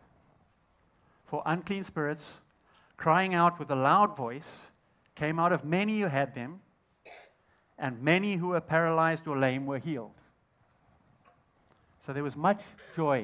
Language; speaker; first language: English; native; English